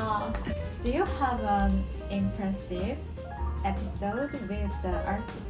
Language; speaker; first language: English; non-native, learner; Korean